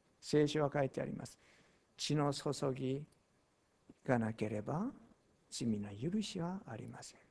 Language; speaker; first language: Japanese; non-native, fluent; Korean